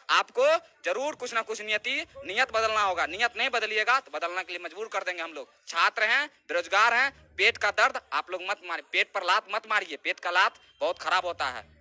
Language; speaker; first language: Hindi; native; Hindi